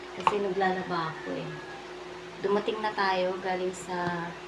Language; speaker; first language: Filipino; non-native, local second language; Cebuano